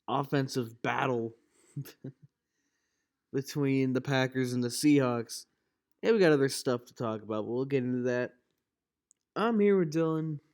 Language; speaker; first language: English; native; English